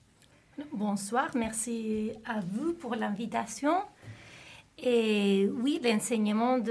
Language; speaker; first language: French; non-native, fluent; Spanish